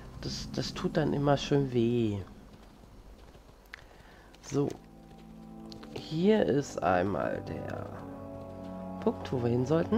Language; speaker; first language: German; native; German